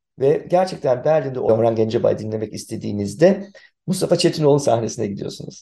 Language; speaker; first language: Turkish; early bilingual, heritage; Turkish